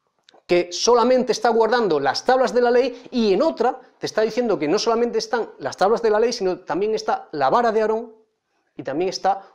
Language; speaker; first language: Spanish; native; Spanish